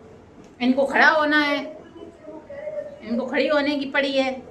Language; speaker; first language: Hindi; native; Hindi